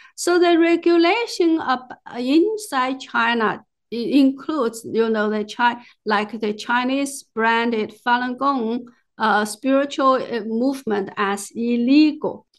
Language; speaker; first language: English; non-native, fluent; Chinese